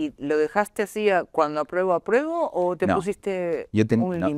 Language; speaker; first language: Spanish; native; Spanish